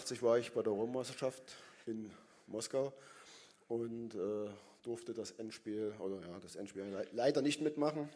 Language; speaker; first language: German; native; German